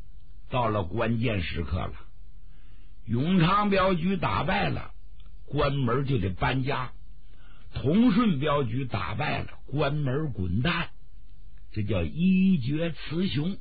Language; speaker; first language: Chinese; native; Chinese